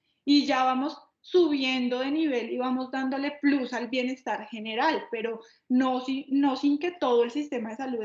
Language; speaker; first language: Spanish; native; Spanish